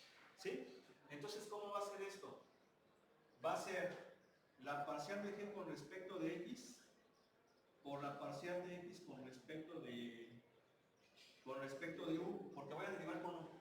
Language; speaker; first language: Spanish; native; Spanish